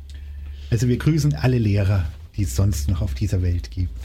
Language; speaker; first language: German; native; German